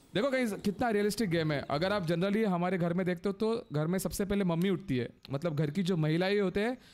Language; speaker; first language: Hindi; non-native, local second language; Marathi